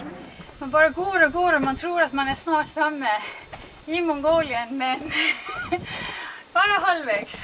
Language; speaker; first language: Swedish; non-native, fluent; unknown